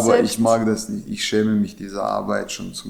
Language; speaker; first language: German; non-native, learner; Chechen